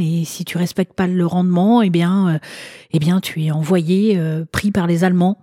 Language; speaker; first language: French; native; French